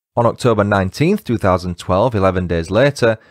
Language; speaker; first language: English; native; English